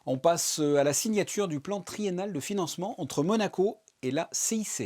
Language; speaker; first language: French; native; French